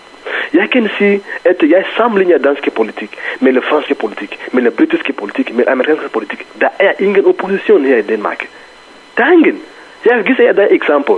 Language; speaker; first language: Danish; non-native, fluent; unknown